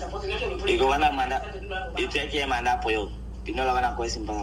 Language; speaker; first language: Filipino; early bilingual, heritage; Spanish